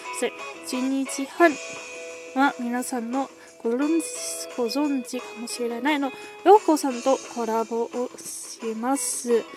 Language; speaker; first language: Japanese; non-native, learner; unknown